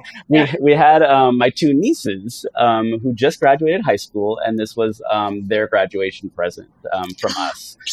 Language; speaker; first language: English; early bilingual, other home language; Italian